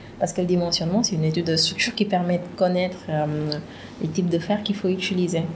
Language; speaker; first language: French; non-native, local second language; Wolof